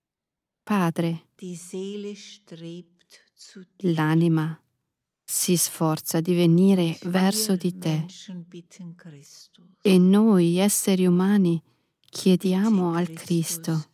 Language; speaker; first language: Italian; native; Italian